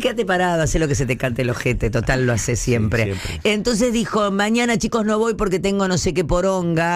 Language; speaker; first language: Spanish; native; Spanish